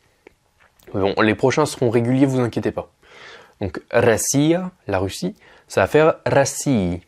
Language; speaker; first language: French; native; French